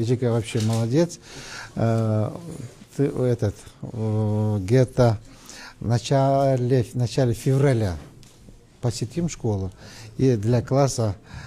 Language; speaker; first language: Russian; non-native, fluent; Kyrgyz